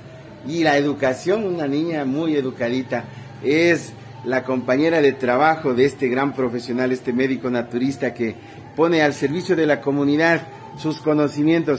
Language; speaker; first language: Spanish; native; Spanish